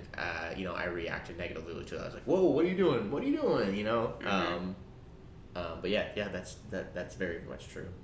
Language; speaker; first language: English; early bilingual, other home language; Urdu